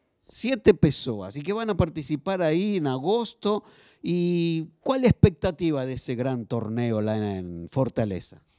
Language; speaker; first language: Spanish; non-native, learner; Portuguese